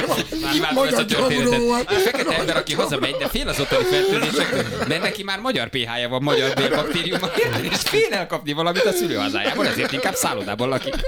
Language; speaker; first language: Hungarian; native; Hungarian